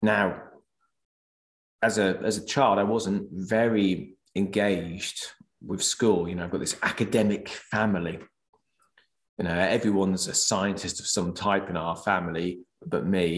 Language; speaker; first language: English; native; English